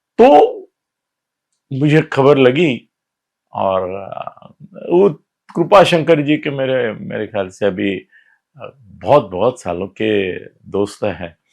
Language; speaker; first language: Hindi; native; Hindi